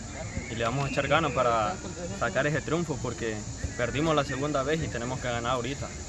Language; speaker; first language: Spanish; native; Spanish